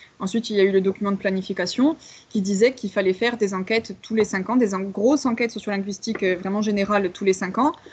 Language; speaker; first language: French; native; French